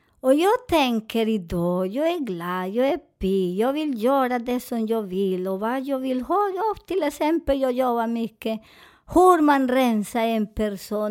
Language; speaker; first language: Swedish; non-native, fluent; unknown